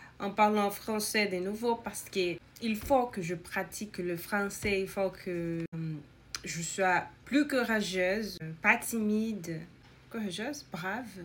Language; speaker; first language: French; non-native, learner; Portuguese